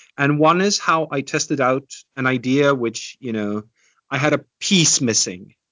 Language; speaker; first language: English; non-native, fluent; Estonian